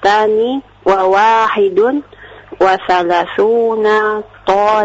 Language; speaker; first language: Arabic; non-native, learner; Indonesian